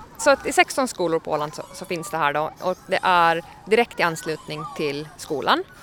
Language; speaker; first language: Swedish; native; Swedish